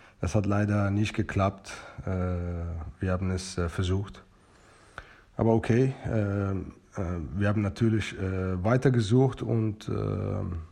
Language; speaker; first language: German; non-native, fluent; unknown